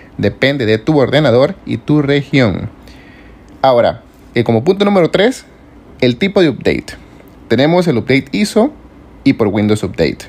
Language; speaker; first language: Spanish; native; Spanish